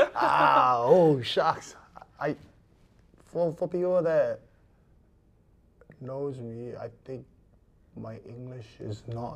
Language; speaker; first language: English; non-native, fluent; Samoan